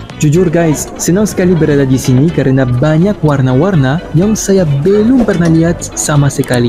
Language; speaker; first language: Indonesian; non-native, fluent; French